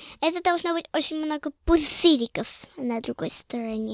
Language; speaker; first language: Russian; early bilingual, heritage; Russian